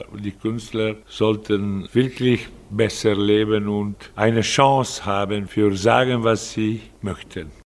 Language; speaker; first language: German; non-native, fluent; Italian